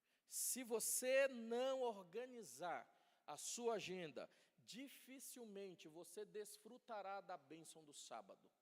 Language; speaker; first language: Portuguese; native; Portuguese